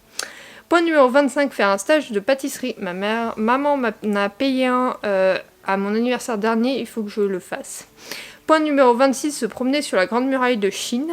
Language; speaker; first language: French; native; French